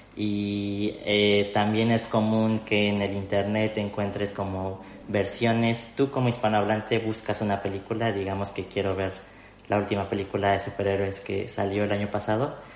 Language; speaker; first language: Spanish; native; Spanish